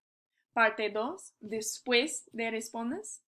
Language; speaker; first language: Spanish; non-native, learner; English